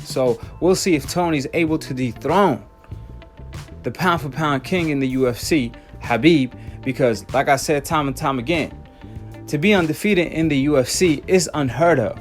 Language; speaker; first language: English; native; English